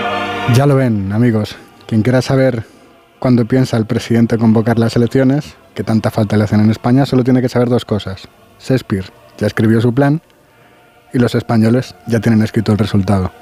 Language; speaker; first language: Spanish; native; Spanish